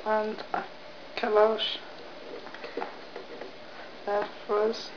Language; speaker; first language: French; non-native, learner; English